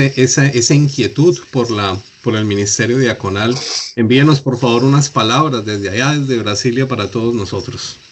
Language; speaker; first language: Spanish; native; Spanish